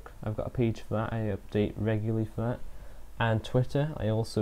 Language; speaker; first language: English; native; English